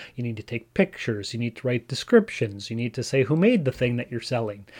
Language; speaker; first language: English; early bilingual, other home language; Dutch